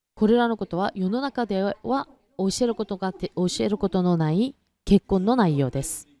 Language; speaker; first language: Japanese; non-native, fluent; Korean